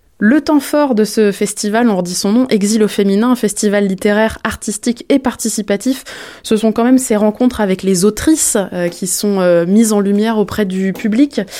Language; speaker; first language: French; native; French